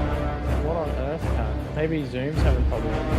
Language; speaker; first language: English; native; English